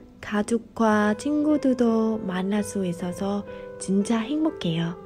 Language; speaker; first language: Korean; non-native, fluent; Vietnamese